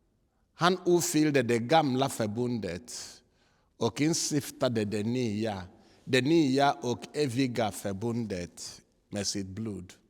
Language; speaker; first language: Swedish; non-native, fluent; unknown